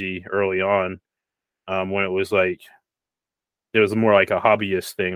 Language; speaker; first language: English; native; English